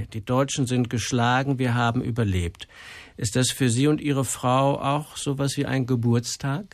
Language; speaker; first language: German; native; German